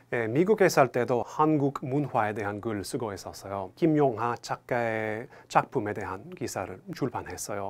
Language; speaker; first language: Korean; non-native, fluent; English